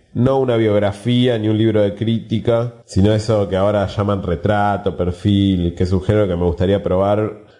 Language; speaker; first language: Spanish; native; Spanish